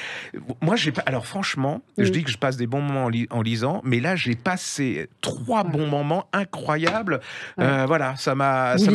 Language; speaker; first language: French; native; French